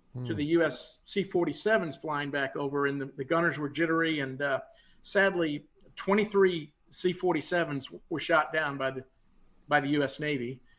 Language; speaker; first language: English; native; English